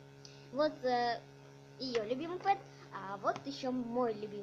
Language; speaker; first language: Russian; native; Russian